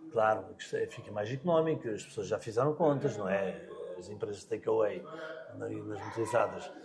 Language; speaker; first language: Portuguese; native; Portuguese